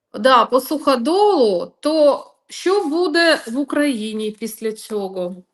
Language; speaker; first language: Ukrainian; non-native, local second language; Russian